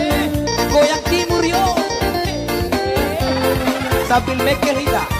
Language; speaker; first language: Indonesian; non-native, local second language; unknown